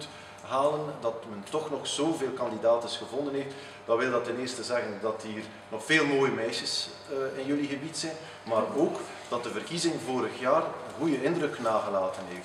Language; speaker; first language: Dutch; native; Dutch